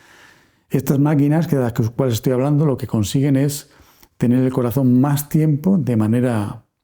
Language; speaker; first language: Spanish; native; Spanish